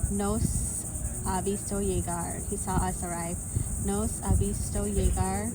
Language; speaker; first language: Spanish; non-native, learner; Lao